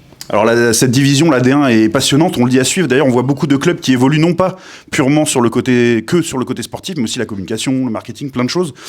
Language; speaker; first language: French; native; French